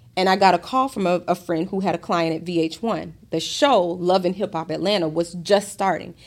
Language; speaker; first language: English; native; English